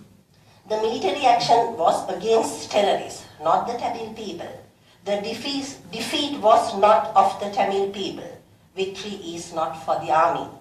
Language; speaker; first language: English; non-native, local second language; Sinhala